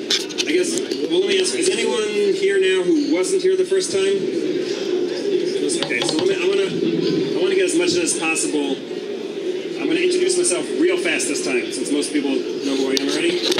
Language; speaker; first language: English; native; English